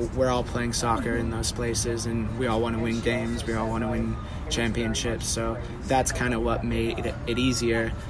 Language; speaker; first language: English; native; English